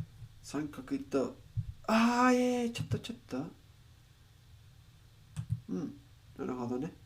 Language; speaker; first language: Japanese; non-native, learner; Spanish